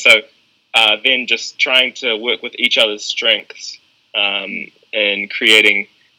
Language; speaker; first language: English; native; English